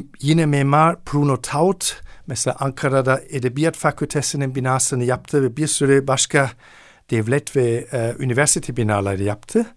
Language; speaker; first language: Turkish; non-native, fluent; German